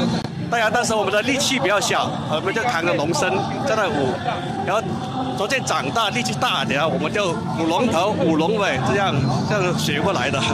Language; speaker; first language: Chinese; native; Chinese